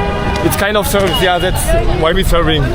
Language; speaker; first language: English; non-native, learner; Turkish